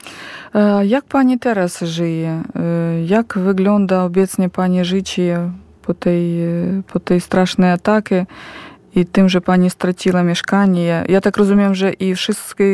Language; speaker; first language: Polish; non-native, fluent; Ukrainian